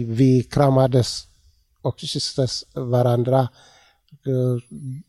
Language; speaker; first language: Swedish; non-native, learner; Tigrinya